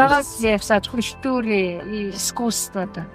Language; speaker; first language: Russian; non-native, learner; Mongolian